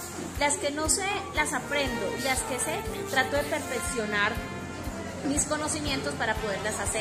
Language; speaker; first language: Spanish; native; Spanish